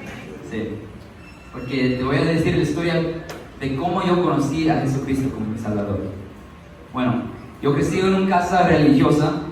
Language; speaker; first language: Spanish; early bilingual, heritage; Spanish